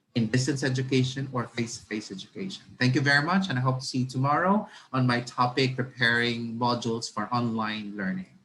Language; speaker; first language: English; non-native, local second language; Filipino